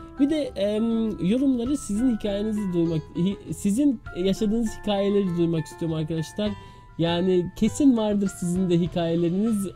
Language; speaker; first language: Turkish; early bilingual, heritage; Turkish